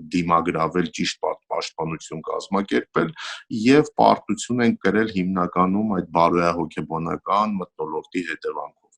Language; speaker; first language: Armenian; native; Armenian